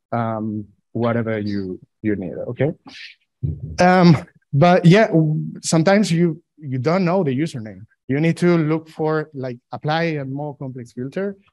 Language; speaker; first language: English; non-native, fluent; Spanish